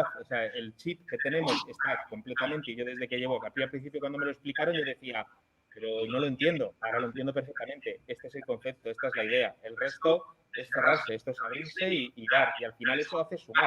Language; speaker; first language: Spanish; native; Spanish